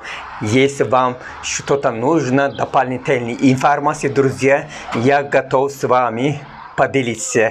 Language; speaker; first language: Russian; non-native, fluent; Turkish